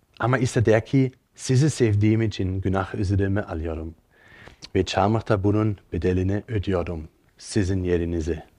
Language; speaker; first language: Turkish; non-native, fluent; German